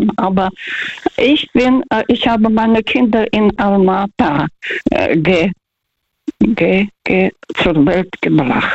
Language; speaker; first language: German; non-native, fluent; Russian